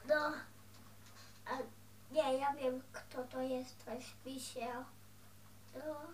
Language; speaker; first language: Polish; early bilingual, heritage; Dutch